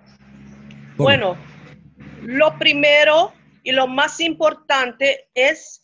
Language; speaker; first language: Spanish; non-native, fluent; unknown